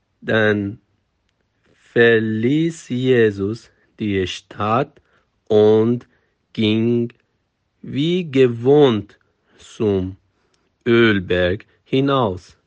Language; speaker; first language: German; non-native, fluent; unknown